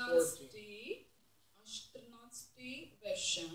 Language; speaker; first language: Czech; non-native, learner; English